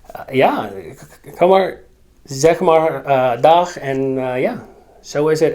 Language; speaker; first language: Dutch; non-native, learner; English